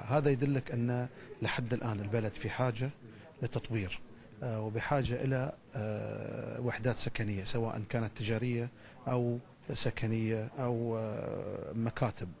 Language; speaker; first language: Arabic; native; Arabic